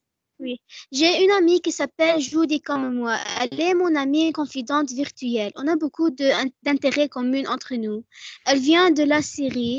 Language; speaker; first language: French; non-native, learner; Arabic